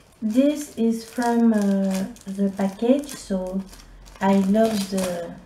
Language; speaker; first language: English; non-native, learner; French